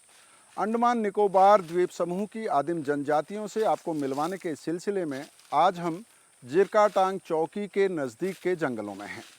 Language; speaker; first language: Hindi; native; Hindi